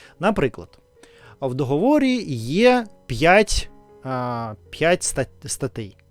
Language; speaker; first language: Ukrainian; non-native, learner; Russian